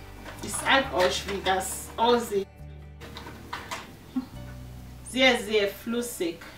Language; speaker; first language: German; non-native, learner; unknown